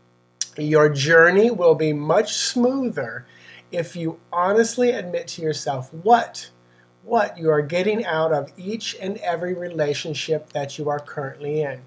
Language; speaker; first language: English; native; English